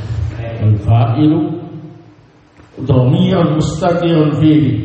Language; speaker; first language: Arabic; non-native, fluent; Indonesian